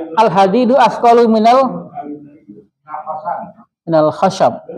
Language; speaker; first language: Arabic; non-native, fluent; Indonesian